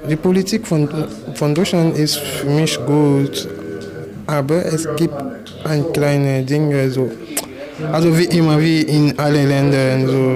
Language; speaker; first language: German; non-native, learner; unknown